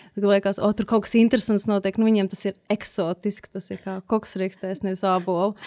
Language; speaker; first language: Latvian; native; Latvian